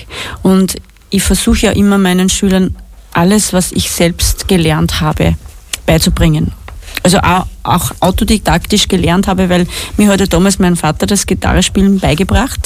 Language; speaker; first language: German; native; German